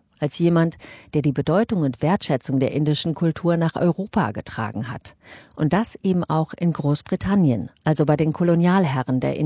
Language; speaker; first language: German; native; German